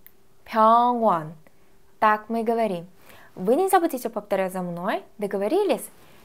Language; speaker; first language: Russian; non-native, fluent; Korean